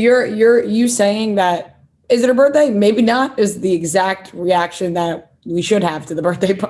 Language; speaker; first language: English; native; English